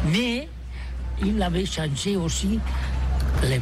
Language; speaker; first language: French; non-native, learner; Catalan